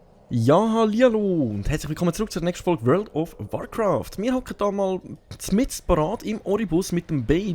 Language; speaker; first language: German; native; German